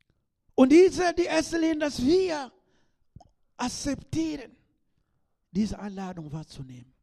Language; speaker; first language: German; non-native, learner; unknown